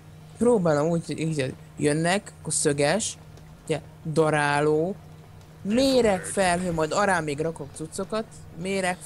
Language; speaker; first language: Hungarian; native; Hungarian